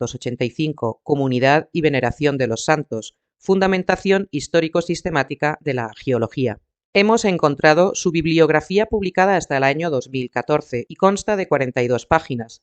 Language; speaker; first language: Spanish; native; Spanish